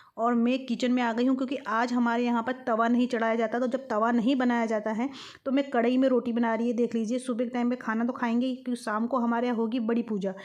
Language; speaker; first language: Hindi; non-native, local second language; Bangla